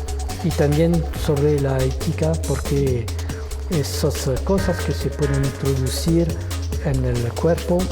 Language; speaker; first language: Spanish; non-native, fluent; French